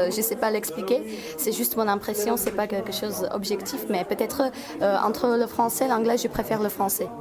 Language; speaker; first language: French; non-native, fluent; Czech